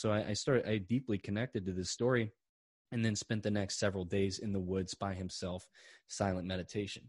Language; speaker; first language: English; native; English